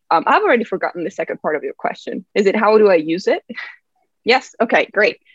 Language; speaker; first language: English; non-native, fluent; Italian